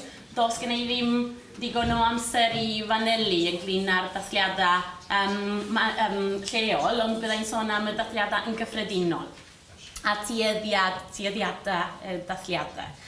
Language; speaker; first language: Welsh; non-native, fluent; Spanish